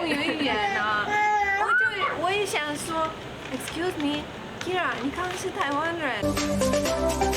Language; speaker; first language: Chinese; non-native, learner; Russian